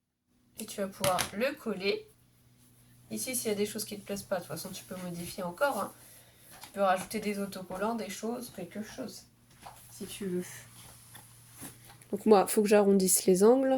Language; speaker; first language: French; native; French